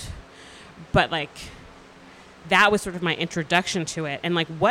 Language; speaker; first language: English; native; English